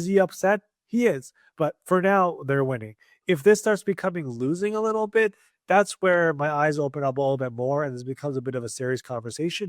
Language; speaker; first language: English; native; English